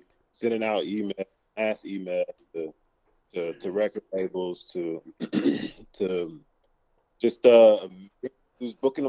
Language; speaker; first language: English; native; English